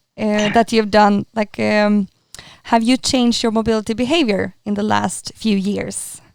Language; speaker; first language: English; non-native, fluent; Swedish